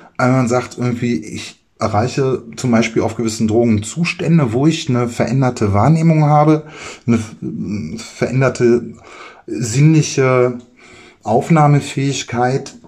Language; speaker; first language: German; native; German